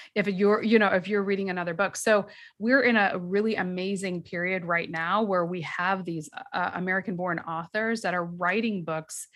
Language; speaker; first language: English; native; English